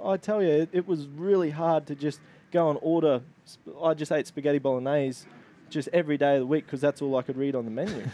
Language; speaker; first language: English; native; English